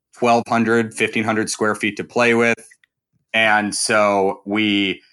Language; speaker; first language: English; native; English